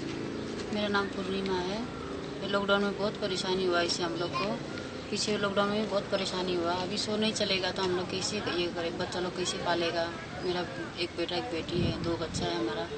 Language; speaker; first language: Hindi; non-native, learner; Nepali